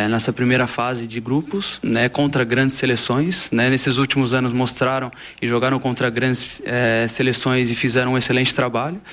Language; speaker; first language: Portuguese; native; Portuguese